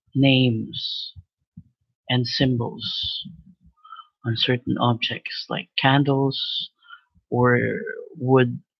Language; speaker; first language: English; non-native, local second language; Filipino